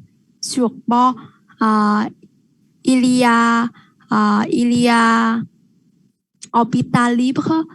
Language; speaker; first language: French; non-native, learner; Vietnamese